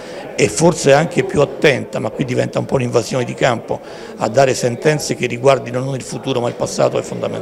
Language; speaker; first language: Italian; native; Italian